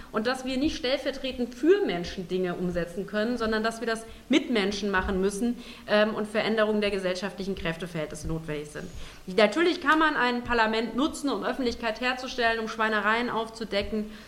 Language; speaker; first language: German; native; German